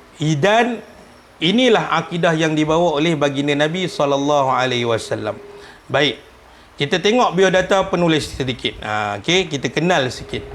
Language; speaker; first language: Malay; native; Malay